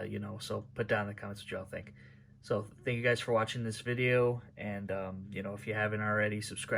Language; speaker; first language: English; native; English